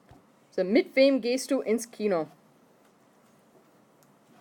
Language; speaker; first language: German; non-native, fluent; English